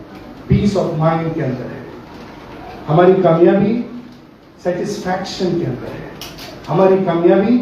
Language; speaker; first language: Urdu; native; Urdu